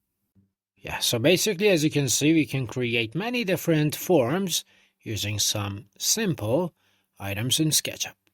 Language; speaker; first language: English; non-native, fluent; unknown